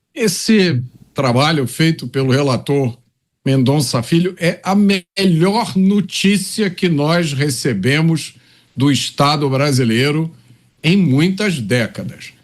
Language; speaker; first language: Portuguese; native; Portuguese